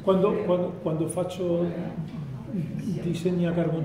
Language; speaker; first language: Italian; non-native, fluent; Spanish